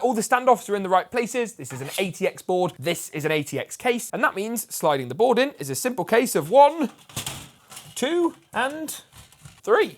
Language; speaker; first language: English; native; English